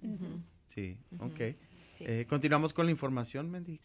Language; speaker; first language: Spanish; native; Spanish